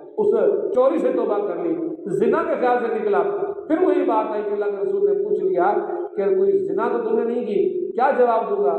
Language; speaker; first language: Urdu; non-native, local second language; Sindhi